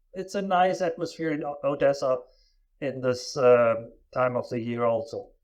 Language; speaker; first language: English; non-native, fluent; German